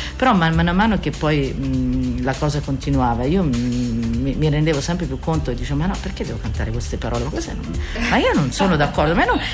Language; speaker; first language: Italian; native; Italian